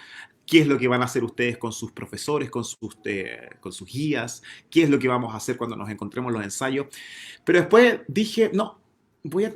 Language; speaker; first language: Spanish; native; Spanish